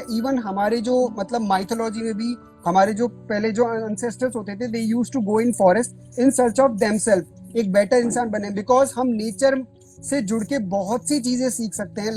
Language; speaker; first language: Hindi; native; Hindi